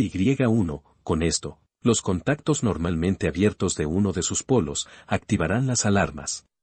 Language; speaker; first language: Spanish; native; Spanish